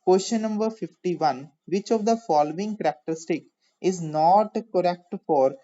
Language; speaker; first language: English; non-native, local second language; Punjabi